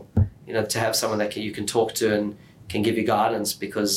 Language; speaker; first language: English; native; English